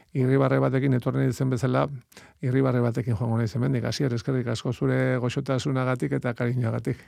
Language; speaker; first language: Basque; native; Basque